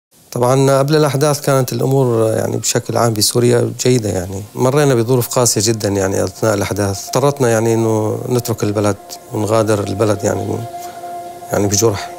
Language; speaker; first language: Arabic; native; Arabic